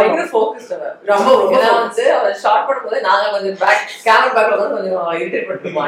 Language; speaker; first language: Tamil; native; Tamil